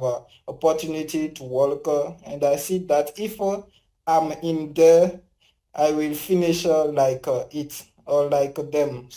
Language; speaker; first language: English; non-native, learner; French